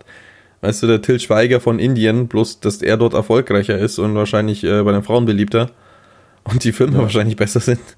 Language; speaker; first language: German; native; German